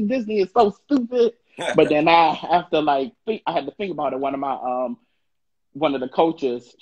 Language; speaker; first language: English; native; English